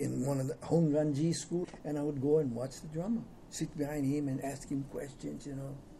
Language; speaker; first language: English; native; English